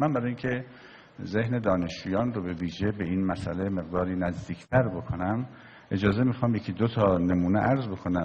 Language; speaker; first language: Persian; native; Persian